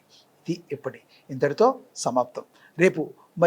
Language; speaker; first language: Telugu; native; Telugu